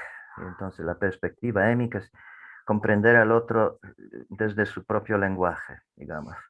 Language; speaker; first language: Spanish; non-native, fluent; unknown